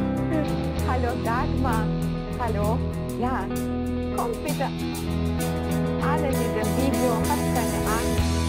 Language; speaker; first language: German; non-native, fluent; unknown